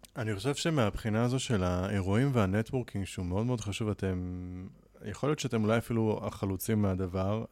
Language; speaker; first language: Hebrew; native; Hebrew